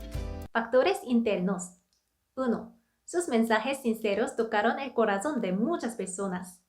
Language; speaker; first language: Spanish; non-native, fluent; Korean